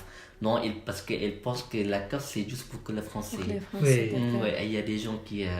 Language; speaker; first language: French; non-native, learner; Malay